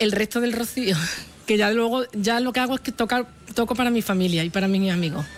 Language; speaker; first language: Spanish; native; Spanish